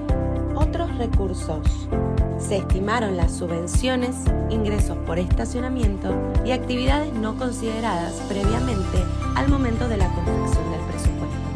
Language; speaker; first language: Spanish; native; Spanish